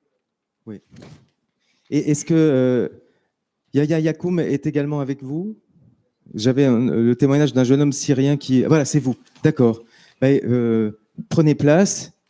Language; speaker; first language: French; native; French